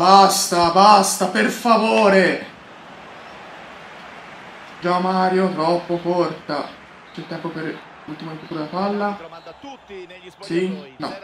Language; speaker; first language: Italian; native; Italian